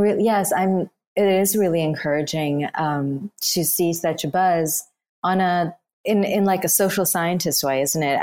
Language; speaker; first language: English; non-native, local second language; Bangla